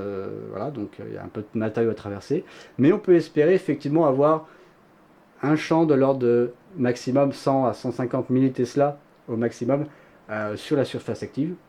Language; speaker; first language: French; native; French